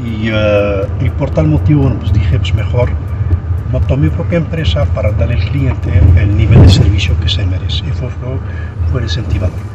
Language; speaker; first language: Spanish; non-native, fluent; Arabic